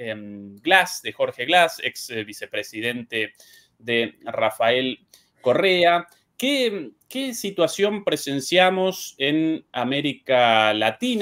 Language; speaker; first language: Spanish; native; Spanish